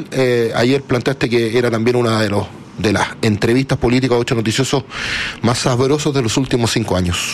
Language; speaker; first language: Spanish; native; Spanish